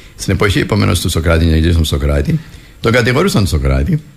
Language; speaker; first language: Greek; native; Greek